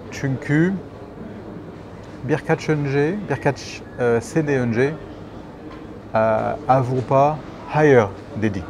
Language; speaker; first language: Turkish; non-native, learner; French